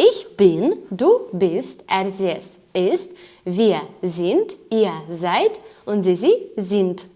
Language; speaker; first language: German; non-native, fluent; Ukrainian